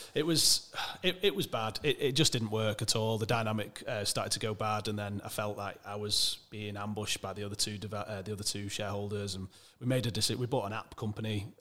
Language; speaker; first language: English; native; English